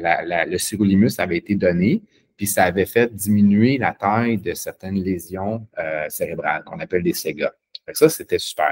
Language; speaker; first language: French; native; French